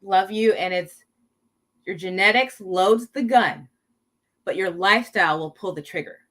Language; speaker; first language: English; native; English